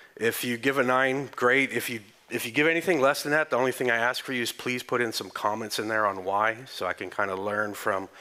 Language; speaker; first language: English; native; English